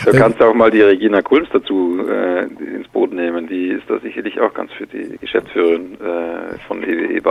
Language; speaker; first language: German; native; German